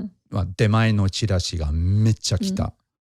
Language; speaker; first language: Japanese; non-native, fluent; English